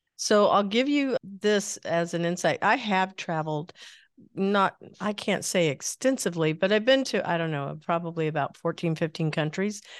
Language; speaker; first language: English; native; English